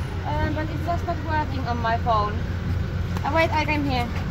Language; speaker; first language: English; non-native, learner; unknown